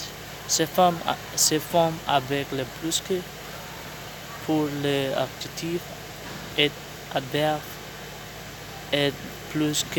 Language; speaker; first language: French; non-native, learner; Spanish